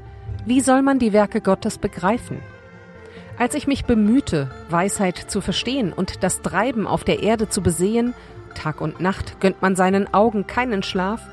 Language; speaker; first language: German; native; German